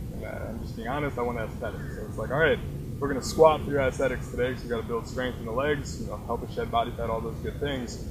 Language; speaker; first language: English; native; English